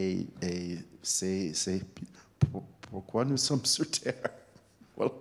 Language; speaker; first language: French; non-native, fluent; English